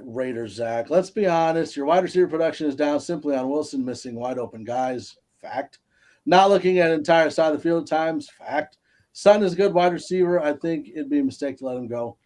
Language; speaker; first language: English; native; English